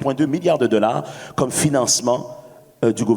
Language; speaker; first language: French; native; French